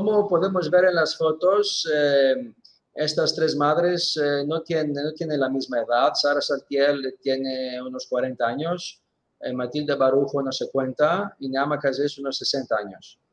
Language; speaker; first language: Spanish; non-native, fluent; Greek